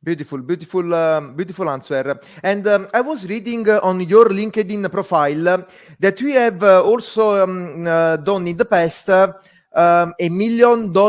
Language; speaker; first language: English; non-native, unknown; Italian